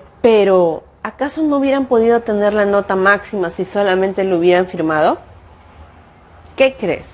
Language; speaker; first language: Spanish; native; Spanish